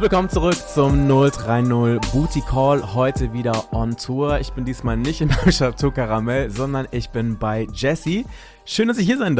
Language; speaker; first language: German; native; German